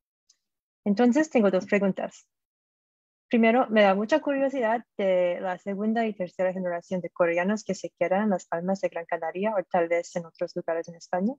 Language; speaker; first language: Spanish; non-native, fluent; English